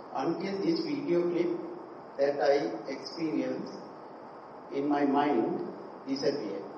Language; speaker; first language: English; non-native, local second language; Sinhala